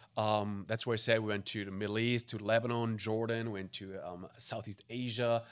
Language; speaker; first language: English; non-native, fluent; German